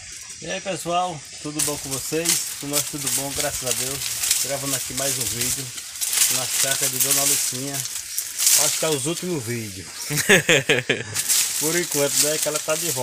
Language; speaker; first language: Portuguese; native; Portuguese